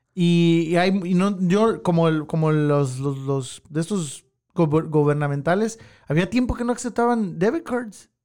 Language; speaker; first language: Spanish; early bilingual, heritage; Spanish